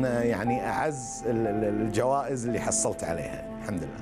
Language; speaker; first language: Arabic; native; Arabic